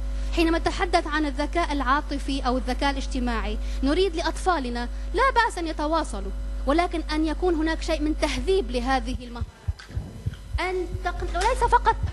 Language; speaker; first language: Arabic; native; Arabic